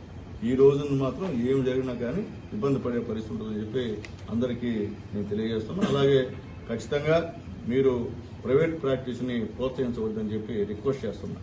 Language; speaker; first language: Telugu; native; Telugu